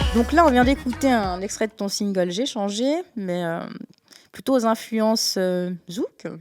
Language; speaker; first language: French; native; French